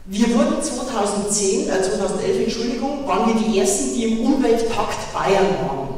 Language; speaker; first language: German; native; German